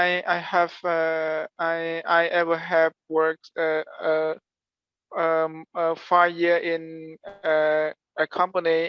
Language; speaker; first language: English; non-native, learner; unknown